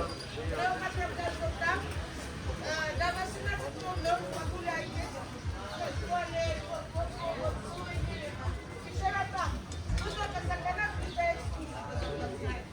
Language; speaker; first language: Russian; non-native, learner; Turkish